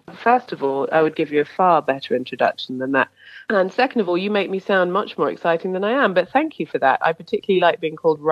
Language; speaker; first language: English; native; English